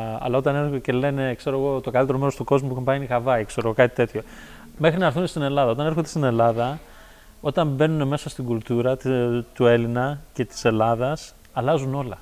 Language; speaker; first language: Greek; early bilingual, heritage; Greek